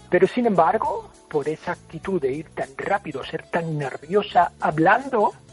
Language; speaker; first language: Spanish; non-native, fluent; English